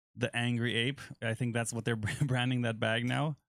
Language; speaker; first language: English; non-native, fluent; German